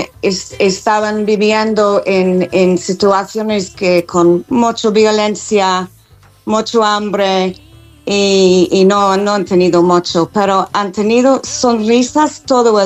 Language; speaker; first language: Spanish; non-native, fluent; English